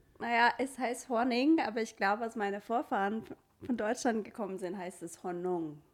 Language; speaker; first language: German; non-native, fluent; English